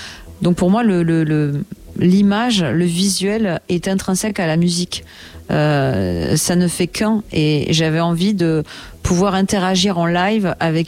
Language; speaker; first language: French; native; French